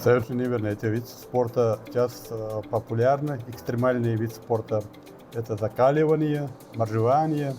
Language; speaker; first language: Russian; non-native, local second language; Tatar